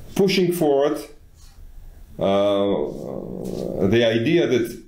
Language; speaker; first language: English; non-native, fluent; Georgian